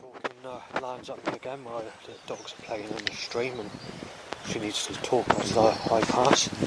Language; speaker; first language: English; native; English